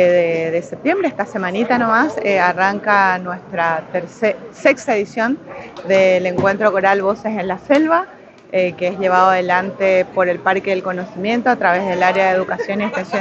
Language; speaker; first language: Spanish; native; Spanish